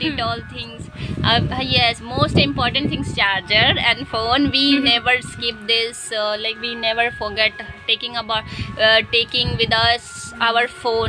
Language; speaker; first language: English; non-native, learner; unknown